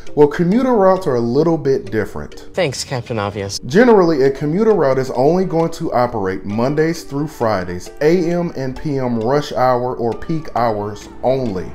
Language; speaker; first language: English; native; English